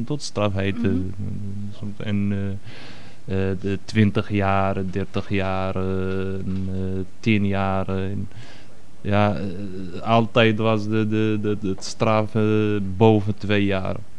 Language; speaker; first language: Dutch; non-native, fluent; Arabic